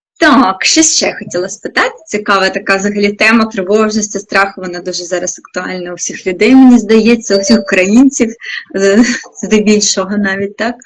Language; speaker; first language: Ukrainian; native; Ukrainian